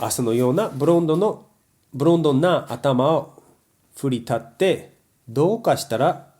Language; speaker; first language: Japanese; non-native, fluent; English